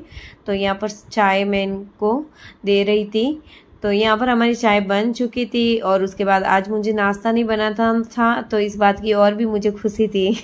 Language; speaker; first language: Hindi; native; Hindi